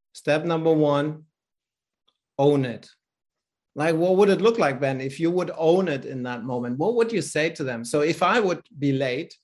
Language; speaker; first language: English; non-native, fluent; German